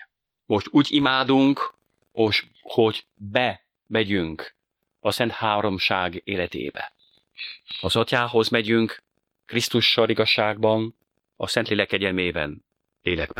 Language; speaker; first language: Hungarian; non-native, fluent; French